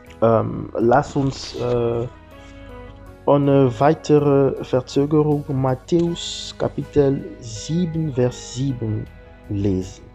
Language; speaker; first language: German; non-native, learner; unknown